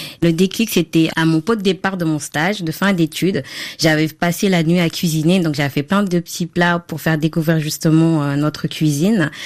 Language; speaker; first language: French; non-native, local second language; Wolof